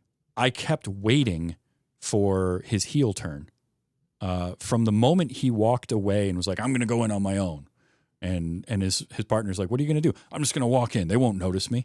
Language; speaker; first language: English; native; English